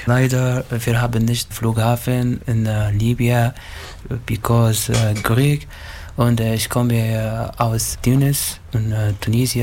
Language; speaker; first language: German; non-native, learner; Arabic